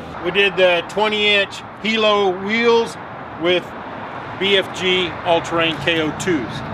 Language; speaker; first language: English; native; English